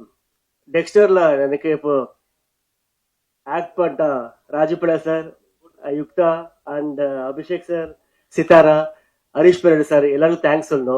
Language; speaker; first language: Tamil; non-native, learner; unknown